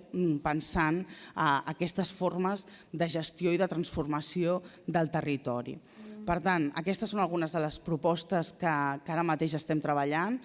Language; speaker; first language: Catalan; native; Catalan